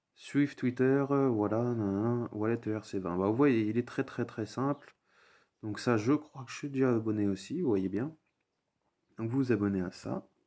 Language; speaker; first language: French; native; French